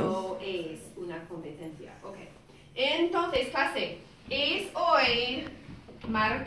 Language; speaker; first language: Spanish; non-native, fluent; English